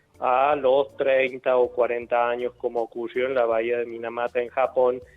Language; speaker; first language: Spanish; native; Spanish